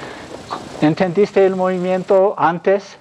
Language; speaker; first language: Spanish; non-native, fluent; English